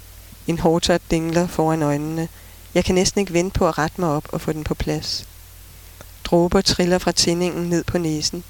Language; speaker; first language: Danish; native; Danish